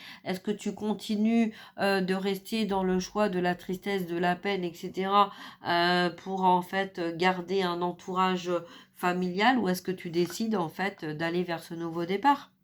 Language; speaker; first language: French; native; French